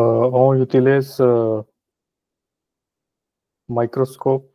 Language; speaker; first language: French; non-native, learner; Punjabi